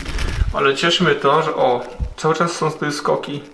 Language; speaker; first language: Polish; native; Polish